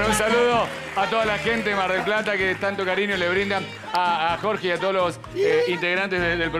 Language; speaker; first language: Spanish; native; Spanish